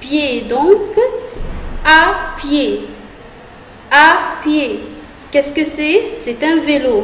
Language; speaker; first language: French; non-native, fluent; Arabic